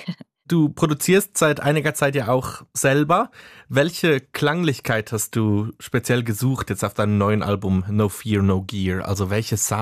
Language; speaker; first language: German; native; German